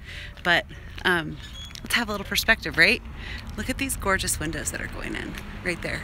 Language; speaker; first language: English; native; English